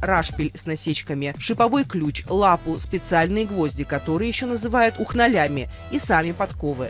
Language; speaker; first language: Russian; native; Russian